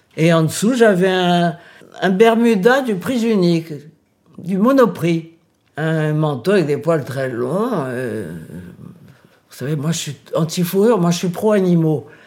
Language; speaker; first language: French; early bilingual, other home language; Portuguese